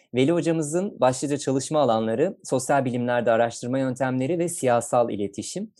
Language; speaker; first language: Turkish; native; Turkish